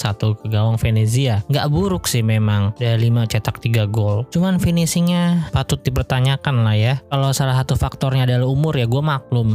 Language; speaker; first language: Indonesian; native; Indonesian